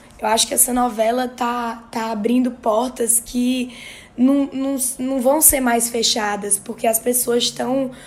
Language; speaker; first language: Portuguese; native; Portuguese